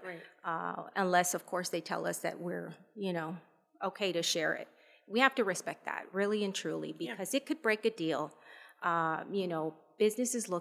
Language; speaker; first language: English; native; English